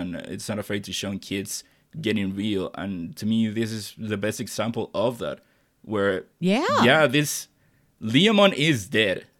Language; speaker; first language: English; non-native, fluent; Spanish